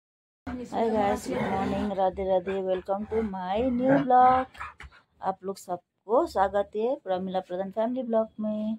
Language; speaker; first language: Hindi; non-native, local second language; Nepali